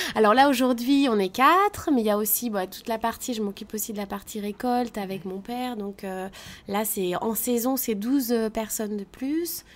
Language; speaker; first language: French; native; French